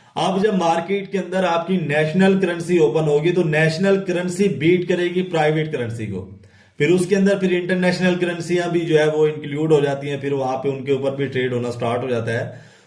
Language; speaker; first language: Urdu; non-native, local second language; Punjabi